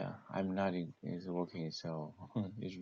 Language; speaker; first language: English; non-native, learner; Korean